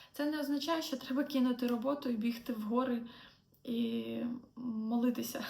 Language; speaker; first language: Ukrainian; non-native, local second language; Russian